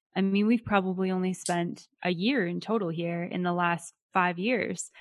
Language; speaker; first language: English; native; English